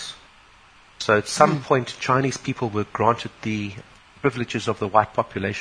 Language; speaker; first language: English; native; English